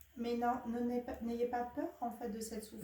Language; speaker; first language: French; native; French